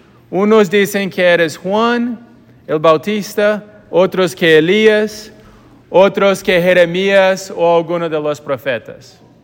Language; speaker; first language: Spanish; non-native, fluent; English